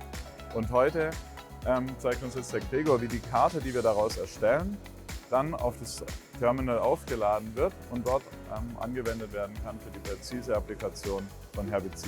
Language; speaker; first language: German; native; German